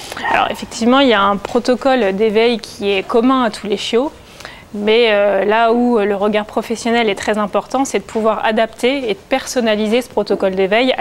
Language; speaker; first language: French; native; French